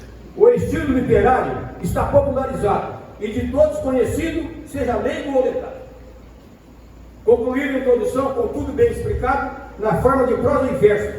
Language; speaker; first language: Portuguese; native; Portuguese